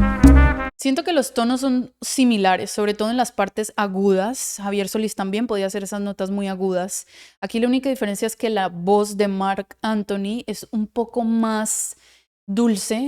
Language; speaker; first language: Spanish; native; Spanish